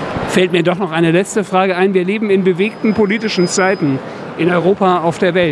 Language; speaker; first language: German; native; German